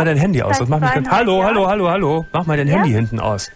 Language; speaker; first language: German; native; German